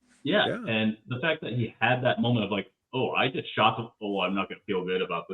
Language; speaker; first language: English; native; English